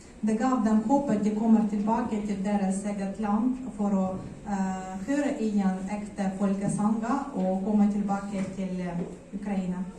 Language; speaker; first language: Swedish; non-native, fluent; Ukrainian